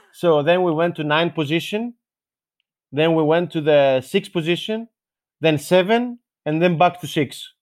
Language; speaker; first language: English; non-native, fluent; Greek